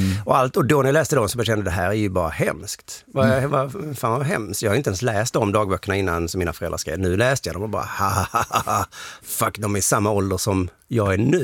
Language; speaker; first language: Swedish; native; Swedish